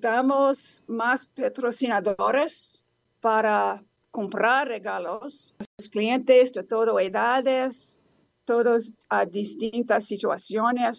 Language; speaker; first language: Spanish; non-native, learner; English